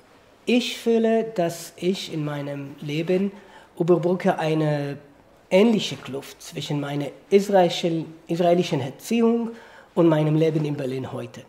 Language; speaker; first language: German; non-native, fluent; Hebrew